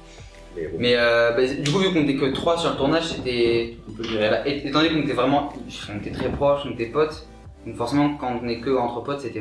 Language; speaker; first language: French; native; French